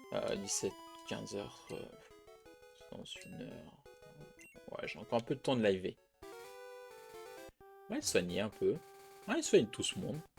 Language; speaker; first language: French; native; French